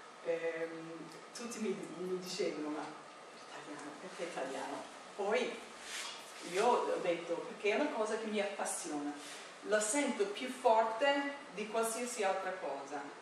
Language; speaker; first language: Italian; non-native, fluent; English